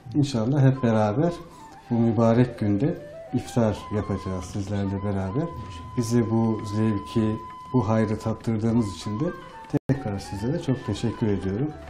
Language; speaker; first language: Turkish; native; Turkish